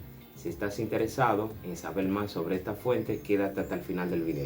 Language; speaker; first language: Spanish; native; Spanish